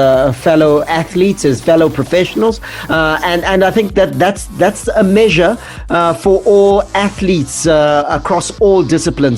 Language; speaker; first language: English; native; English